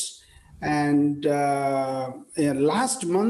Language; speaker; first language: English; non-native, local second language; Tamil